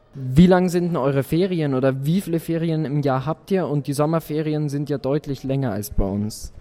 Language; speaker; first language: German; native; German